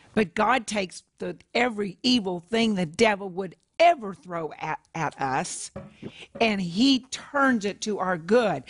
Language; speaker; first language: English; native; English